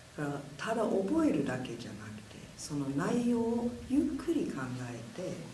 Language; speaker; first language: Japanese; non-native, fluent; English